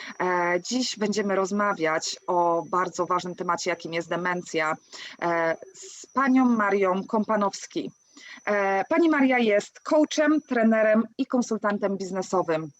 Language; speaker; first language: Polish; native; Polish